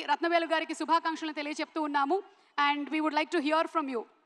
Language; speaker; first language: Telugu; native; Telugu